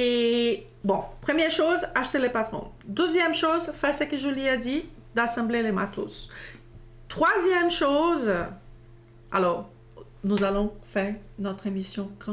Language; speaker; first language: French; non-native, fluent; Portuguese